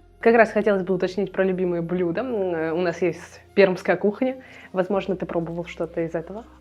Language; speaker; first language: Russian; native; Russian